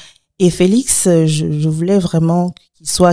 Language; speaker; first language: French; native; French